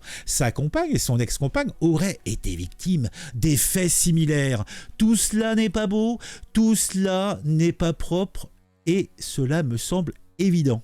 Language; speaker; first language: French; native; French